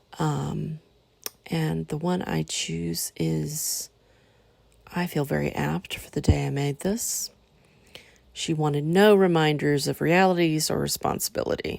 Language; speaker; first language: English; native; English